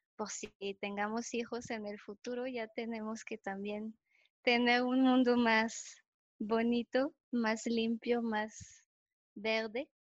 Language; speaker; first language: Spanish; non-native, fluent; French